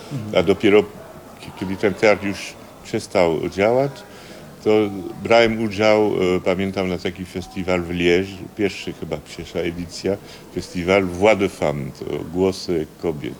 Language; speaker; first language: Polish; early bilingual, heritage; Polish